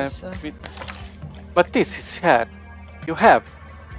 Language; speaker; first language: English; non-native, learner; Spanish